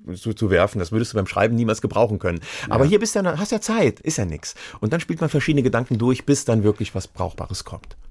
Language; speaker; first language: German; native; German